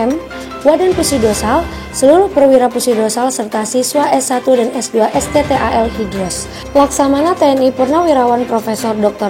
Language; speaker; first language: Indonesian; native; Indonesian